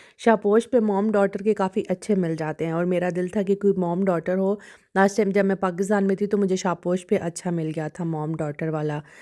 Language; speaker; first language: Urdu; non-native, local second language; Punjabi